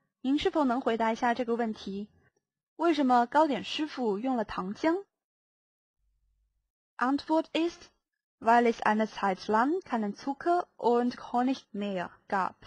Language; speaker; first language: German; non-native, fluent; Chinese